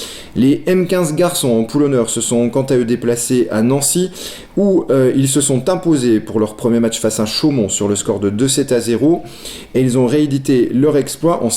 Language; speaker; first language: French; native; French